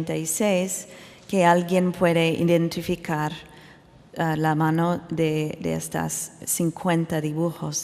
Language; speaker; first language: Spanish; non-native, fluent; English